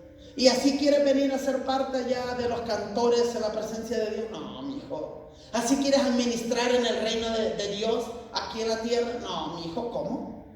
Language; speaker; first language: Spanish; native; Spanish